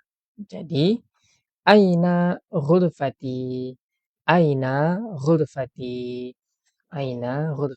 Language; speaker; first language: Arabic; non-native, fluent; Malay